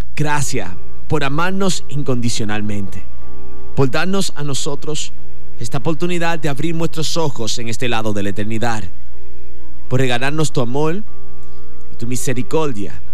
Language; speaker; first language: Spanish; native; Spanish